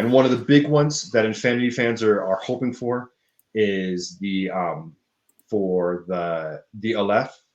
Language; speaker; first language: English; native; English